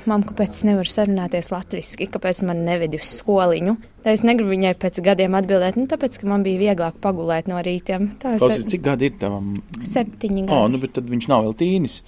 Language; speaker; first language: Latvian; native; Latvian